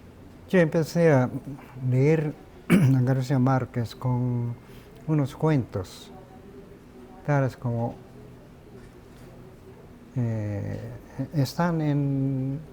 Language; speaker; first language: Spanish; non-native, fluent; Japanese